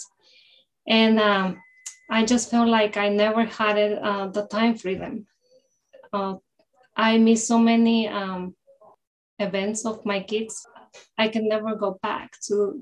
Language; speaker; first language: English; early bilingual, other home language; Spanish